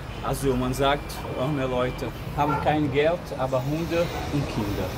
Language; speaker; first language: German; non-native, fluent; Portuguese